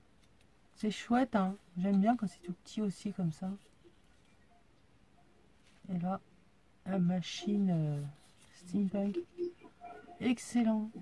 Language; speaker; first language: French; native; French